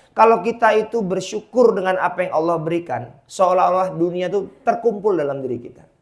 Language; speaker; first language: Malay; non-native, local second language; Javanese